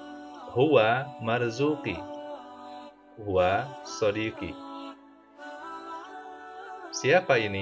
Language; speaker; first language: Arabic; non-native, fluent; Indonesian